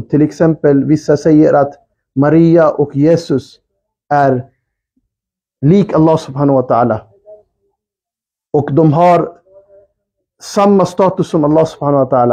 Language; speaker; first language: Swedish; early bilingual, other home language; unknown